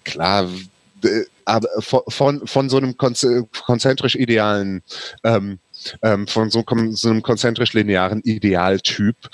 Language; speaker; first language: German; native; German